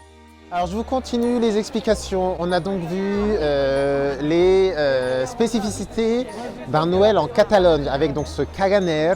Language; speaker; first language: French; native; French